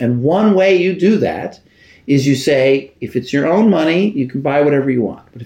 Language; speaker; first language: English; native; English